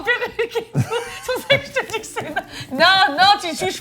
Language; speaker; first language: French; native; French